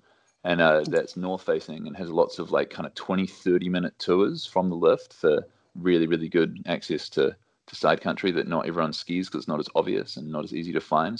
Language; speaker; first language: English; native; English